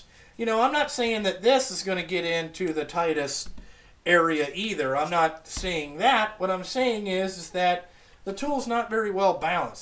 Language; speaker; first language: English; native; English